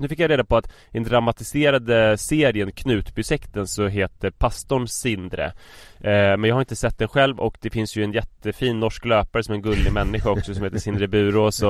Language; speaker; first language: Swedish; native; Swedish